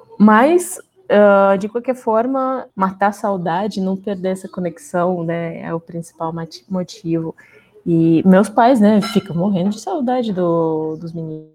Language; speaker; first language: Portuguese; non-native, fluent; Russian